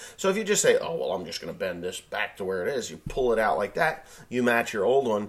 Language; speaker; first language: English; native; English